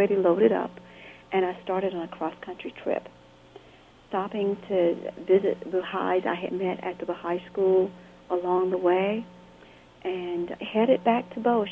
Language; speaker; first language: English; native; English